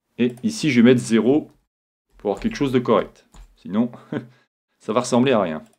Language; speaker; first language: French; native; French